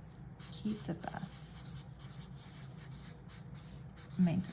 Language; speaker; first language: French; non-native, fluent; English